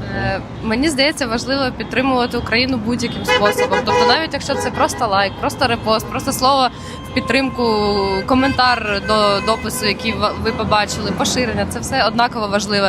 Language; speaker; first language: Ukrainian; native; Ukrainian